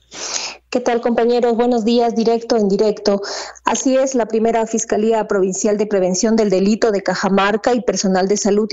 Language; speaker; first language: Spanish; native; Spanish